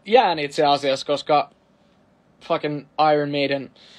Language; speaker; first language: Finnish; native; Finnish